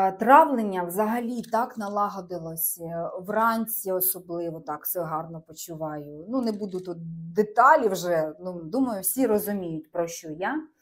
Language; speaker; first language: Ukrainian; non-native, local second language; Russian